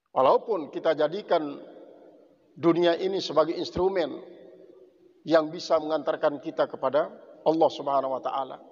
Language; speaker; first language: Indonesian; non-native, local second language; Sasak